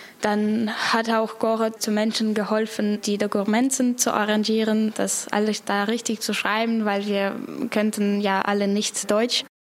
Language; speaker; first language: German; non-native, fluent; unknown